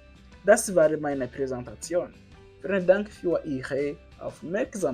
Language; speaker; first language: German; non-native, learner; Kinyarwanda